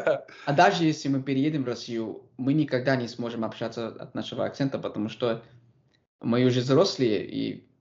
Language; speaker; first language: Russian; non-native, fluent; English